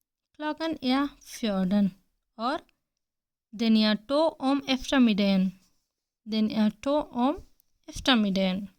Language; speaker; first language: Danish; non-native, fluent; Hindi